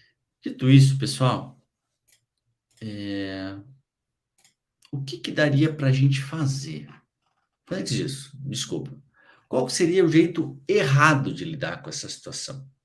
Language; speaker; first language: Portuguese; native; Portuguese